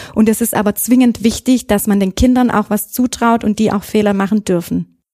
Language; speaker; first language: German; native; German